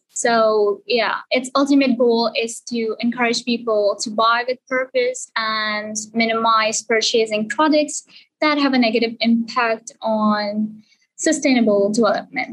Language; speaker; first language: English; non-native, local second language; Punjabi